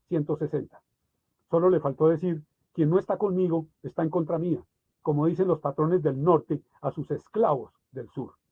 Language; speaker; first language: Spanish; native; Spanish